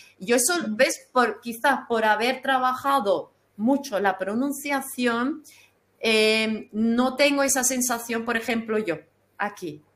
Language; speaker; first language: Spanish; non-native, fluent; Dutch